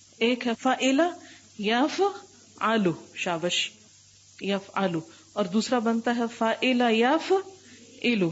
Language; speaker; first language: Urdu; native; Urdu